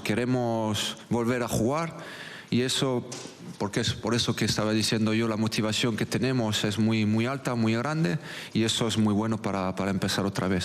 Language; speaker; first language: Spanish; non-native, local second language; French